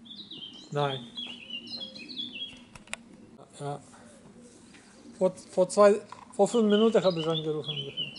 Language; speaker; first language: German; non-native, local second language; Polish